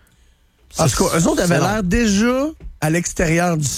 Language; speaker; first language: French; native; French